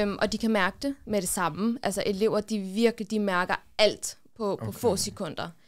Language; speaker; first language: Danish; early bilingual, other home language; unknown